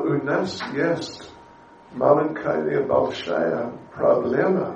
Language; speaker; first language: Russian; non-native, learner; English